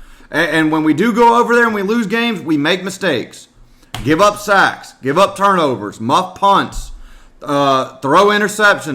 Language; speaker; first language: English; native; English